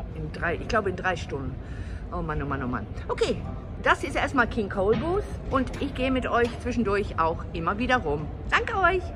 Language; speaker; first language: German; non-native, fluent; English